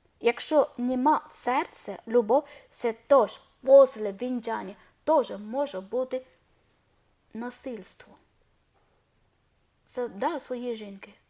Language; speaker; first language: Ukrainian; non-native, learner; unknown